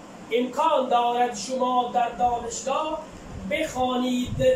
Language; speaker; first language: Persian; non-native, fluent; Urdu